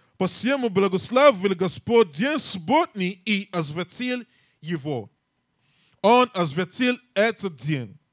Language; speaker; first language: Russian; non-native, learner; English